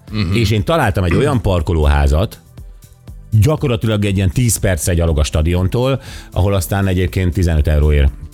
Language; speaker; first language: Hungarian; native; Hungarian